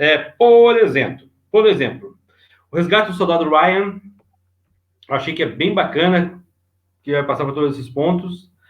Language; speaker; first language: Portuguese; native; Portuguese